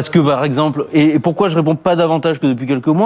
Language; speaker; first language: French; native; French